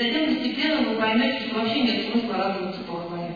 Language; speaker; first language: Russian; native; Russian